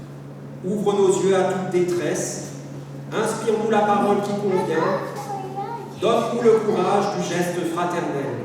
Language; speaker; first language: French; native; French